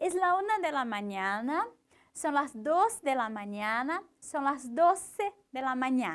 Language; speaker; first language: Spanish; non-native, fluent; Portuguese